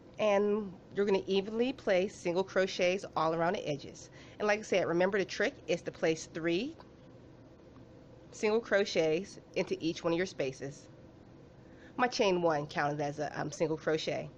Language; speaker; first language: English; native; English